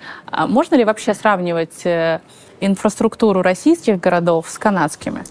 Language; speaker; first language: Russian; native; Russian